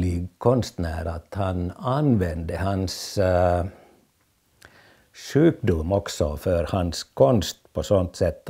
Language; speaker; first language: Swedish; non-native, fluent; Finnish